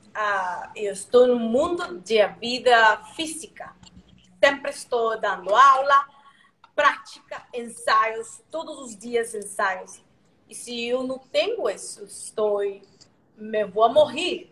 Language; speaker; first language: Portuguese; non-native, learner; Spanish